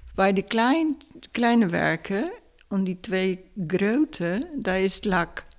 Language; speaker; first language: Dutch; non-native, fluent; Spanish